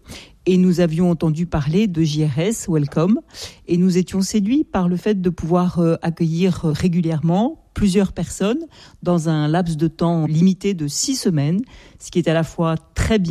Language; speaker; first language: French; native; French